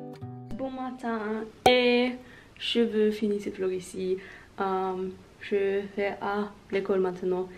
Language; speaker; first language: French; non-native, learner; Norwegian